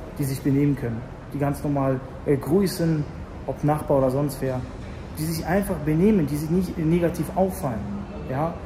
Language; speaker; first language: German; early bilingual, other home language; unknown